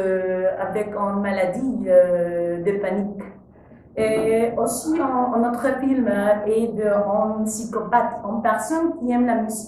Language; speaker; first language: French; non-native, learner; Spanish